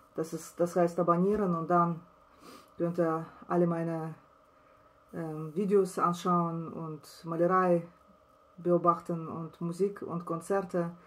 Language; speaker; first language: German; non-native, learner; Russian